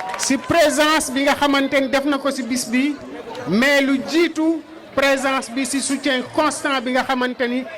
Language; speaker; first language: Wolof; native; Wolof